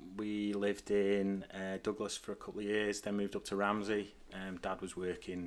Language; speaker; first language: English; native; English